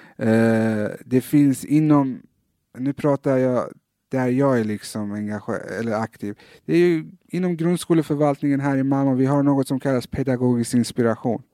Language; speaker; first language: Swedish; native; Swedish